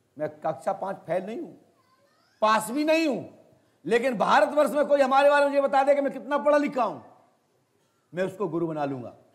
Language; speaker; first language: Hindi; native; Hindi